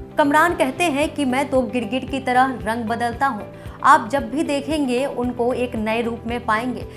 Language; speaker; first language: Hindi; native; Hindi